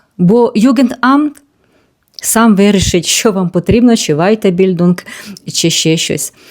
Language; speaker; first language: Ukrainian; native; Ukrainian